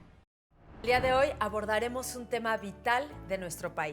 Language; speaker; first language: Spanish; native; Spanish